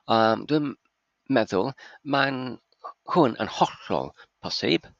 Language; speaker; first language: Welsh; non-native, fluent; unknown